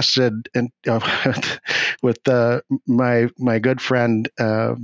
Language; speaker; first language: English; native; English